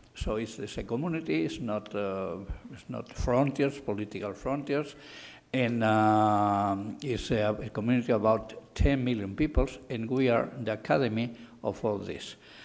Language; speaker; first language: English; non-native, fluent; Catalan